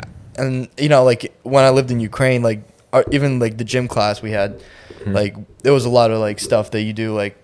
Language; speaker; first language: English; non-native, fluent; Ukrainian